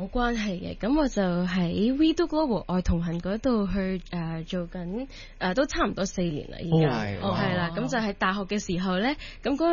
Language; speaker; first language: Cantonese; early bilingual, other home language; Punjabi